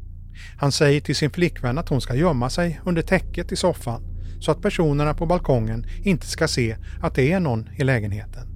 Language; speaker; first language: Swedish; native; Swedish